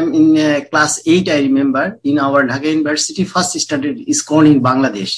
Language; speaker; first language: English; non-native, local second language; Hindi